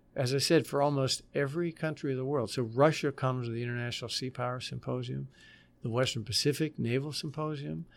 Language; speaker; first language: English; native; English